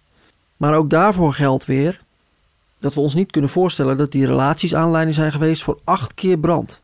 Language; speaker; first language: Dutch; native; Dutch